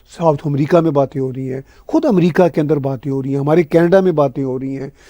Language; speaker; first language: Urdu; native; Urdu